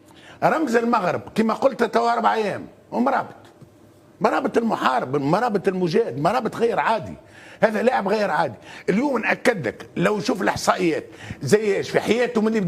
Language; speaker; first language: Arabic; native; Arabic